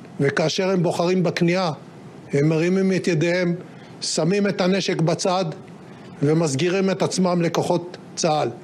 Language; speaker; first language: Hebrew; native; Hebrew